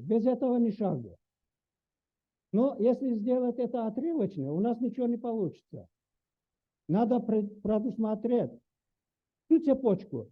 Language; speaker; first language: Russian; native; Russian